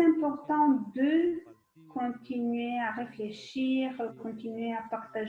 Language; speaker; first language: French; non-native, fluent; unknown